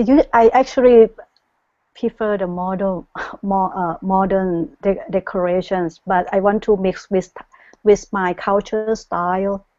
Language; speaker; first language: English; non-native, learner; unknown